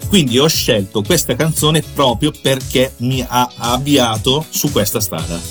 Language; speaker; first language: Italian; native; Italian